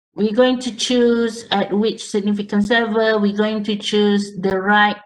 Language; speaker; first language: English; non-native, local second language; Malay